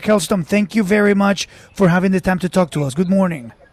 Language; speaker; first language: English; non-native, fluent; Spanish